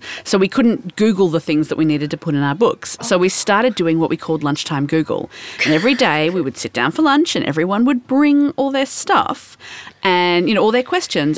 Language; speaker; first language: English; native; English